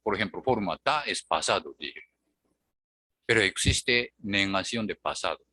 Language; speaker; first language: Spanish; non-native, fluent; Japanese